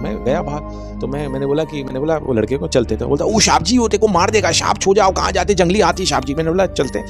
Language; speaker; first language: Hindi; native; Hindi